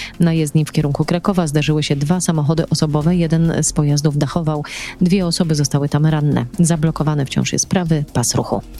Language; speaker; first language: Polish; native; Polish